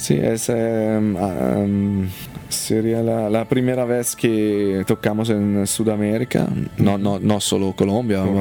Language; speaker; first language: Spanish; non-native, learner; Italian